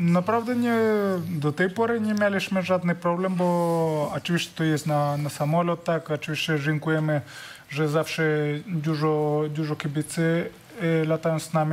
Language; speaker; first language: Polish; non-native, fluent; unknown